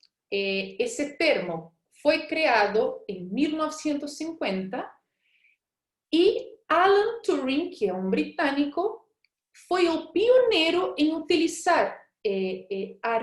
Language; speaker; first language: Spanish; non-native, fluent; Portuguese